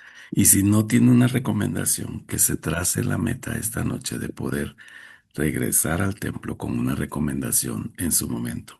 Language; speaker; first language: Spanish; native; Spanish